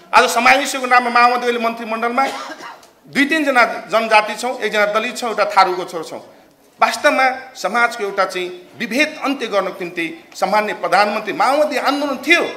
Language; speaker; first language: Nepali; native; Nepali